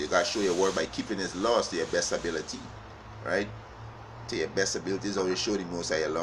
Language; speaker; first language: English; native; English